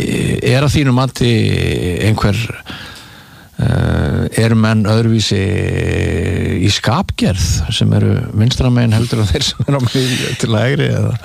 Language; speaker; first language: Icelandic; native; Icelandic